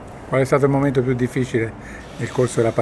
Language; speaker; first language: Italian; native; Italian